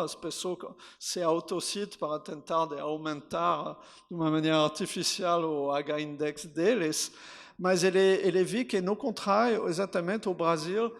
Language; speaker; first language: Portuguese; non-native, fluent; French